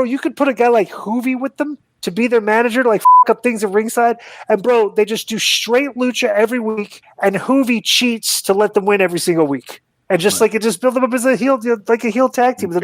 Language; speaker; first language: English; native; English